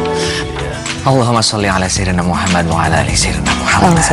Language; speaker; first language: Indonesian; native; Indonesian